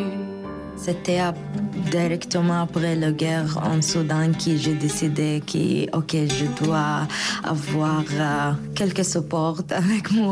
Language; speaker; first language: French; non-native, learner; Arabic